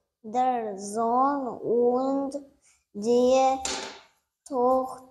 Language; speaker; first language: German; non-native, learner; Turkmen